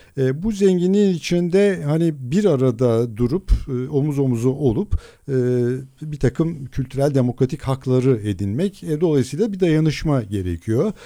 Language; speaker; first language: Turkish; non-native, local second language; Adyghe